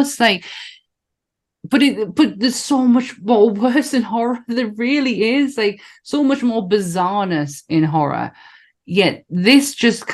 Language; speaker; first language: English; native; English